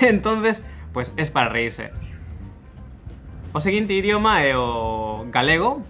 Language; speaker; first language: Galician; non-native, local second language; Spanish